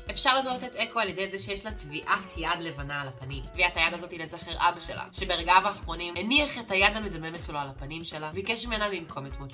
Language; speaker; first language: Hebrew; native; Hebrew